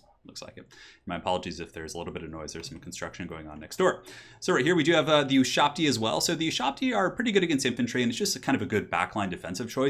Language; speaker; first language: English; native; English